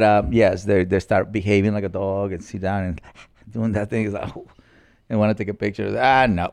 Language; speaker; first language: English; non-native, fluent; Spanish